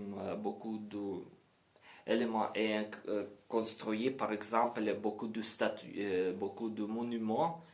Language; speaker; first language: French; non-native, learner; Ukrainian